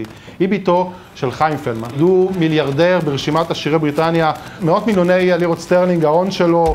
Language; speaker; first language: Hebrew; native; Hebrew